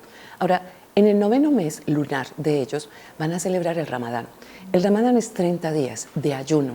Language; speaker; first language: Spanish; native; Spanish